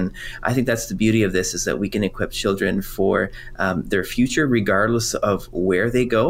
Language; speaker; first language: English; non-native, fluent; French